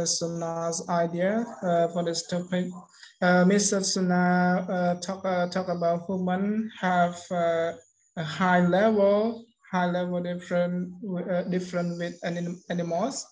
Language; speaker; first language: English; non-native, learner; Khmer